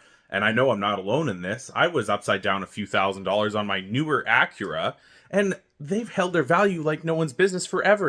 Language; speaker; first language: English; native; English